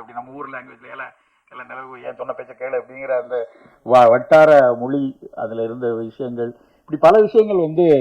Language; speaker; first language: Tamil; native; Tamil